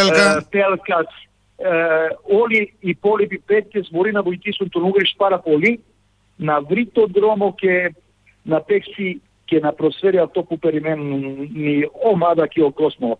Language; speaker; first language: Greek; non-native, fluent; Serbian